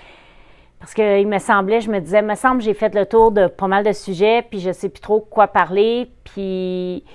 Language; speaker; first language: French; native; French